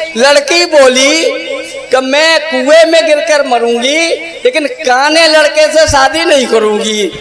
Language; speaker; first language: Hindi; native; Hindi